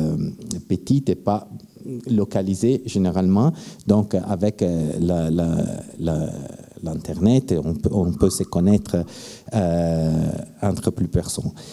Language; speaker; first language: French; non-native, fluent; Italian